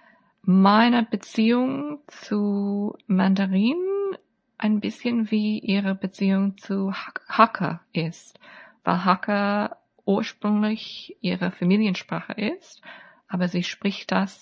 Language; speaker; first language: German; non-native, fluent; English